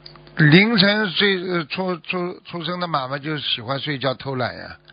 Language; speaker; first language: Chinese; native; Chinese